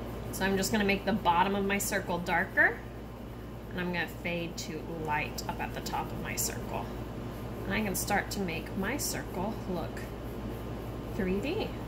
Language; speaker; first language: English; native; English